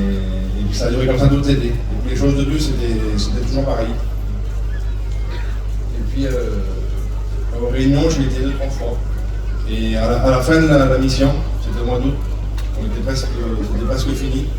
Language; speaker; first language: French; native; French